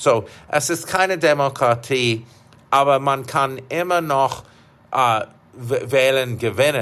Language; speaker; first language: German; non-native, fluent; English